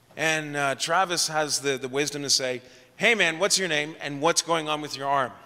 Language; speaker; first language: English; native; English